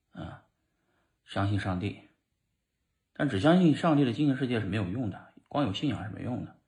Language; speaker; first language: Chinese; native; Chinese